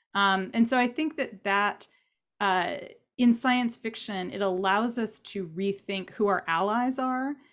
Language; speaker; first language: English; native; English